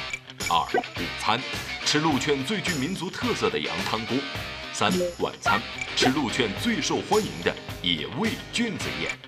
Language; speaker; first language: Chinese; native; Chinese